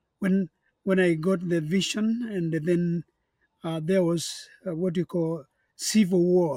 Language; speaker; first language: English; non-native, local second language; Kamba